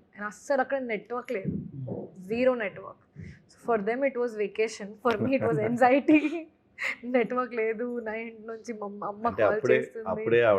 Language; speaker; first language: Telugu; non-native, fluent; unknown